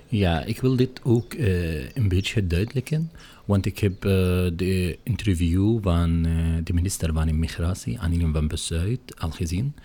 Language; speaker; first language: Dutch; non-native, learner; Arabic